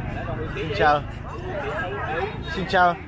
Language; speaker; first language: Vietnamese; non-native, learner; English